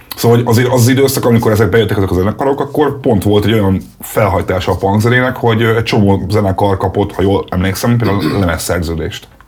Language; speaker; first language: Hungarian; native; Hungarian